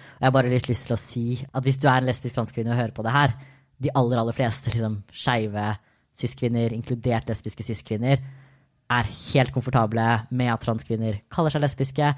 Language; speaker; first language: Norwegian; native; Norwegian